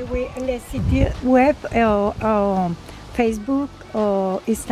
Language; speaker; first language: French; non-native, learner; Spanish